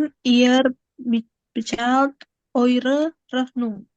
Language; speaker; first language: German; non-native, learner; Indonesian